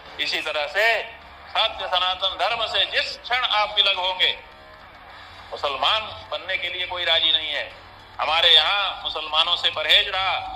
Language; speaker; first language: Hindi; native; Hindi